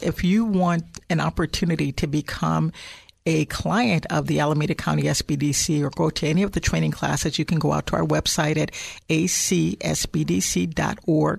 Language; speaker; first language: English; native; English